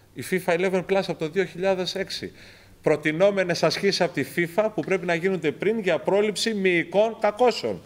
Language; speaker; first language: Greek; native; Greek